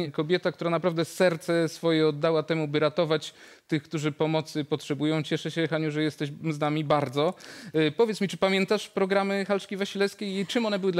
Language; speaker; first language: Polish; native; Polish